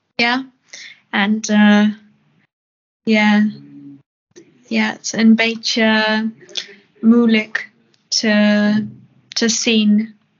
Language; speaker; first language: Dutch; non-native, learner; German